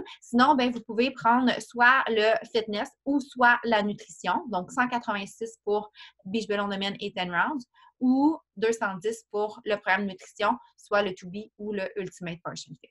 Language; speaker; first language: French; native; French